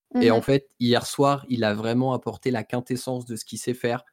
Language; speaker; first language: French; native; French